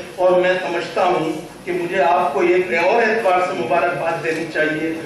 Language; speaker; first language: Urdu; native; Urdu